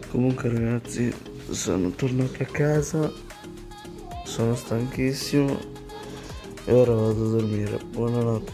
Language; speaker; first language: Italian; early bilingual, other home language; Filipino